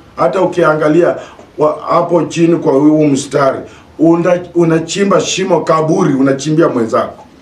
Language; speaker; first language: Swahili; non-native, local second language; Luyia